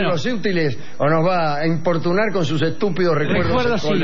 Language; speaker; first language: Spanish; native; Spanish